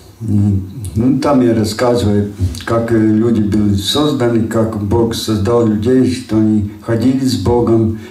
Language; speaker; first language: Russian; non-native, local second language; Latvian